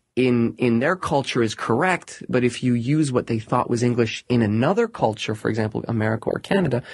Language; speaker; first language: English; native; English